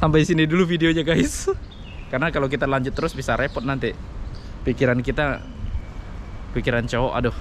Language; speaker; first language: Indonesian; native; Indonesian